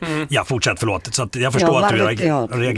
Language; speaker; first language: Swedish; native; Swedish